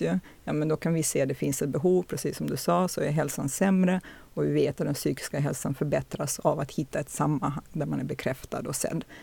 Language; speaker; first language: Swedish; native; Swedish